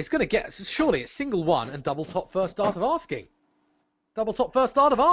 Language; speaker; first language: English; native; English